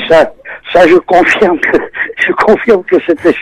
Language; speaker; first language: French; native; French